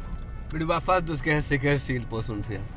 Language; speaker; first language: Danish; non-native, fluent; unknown